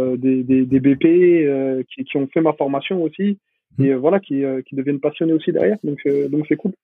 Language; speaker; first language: French; native; French